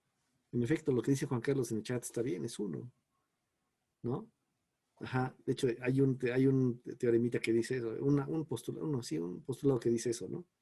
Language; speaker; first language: Spanish; native; Spanish